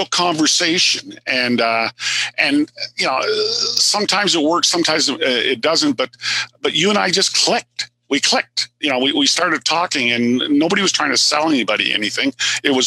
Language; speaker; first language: English; native; English